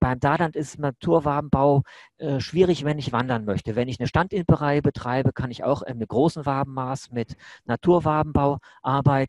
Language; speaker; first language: German; native; German